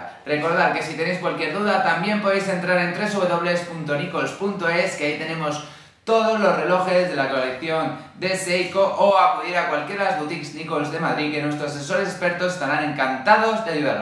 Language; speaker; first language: Spanish; native; Spanish